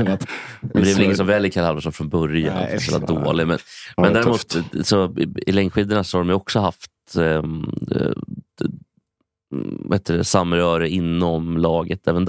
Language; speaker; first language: Swedish; native; Swedish